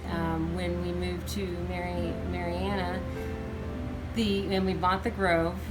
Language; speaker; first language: English; native; English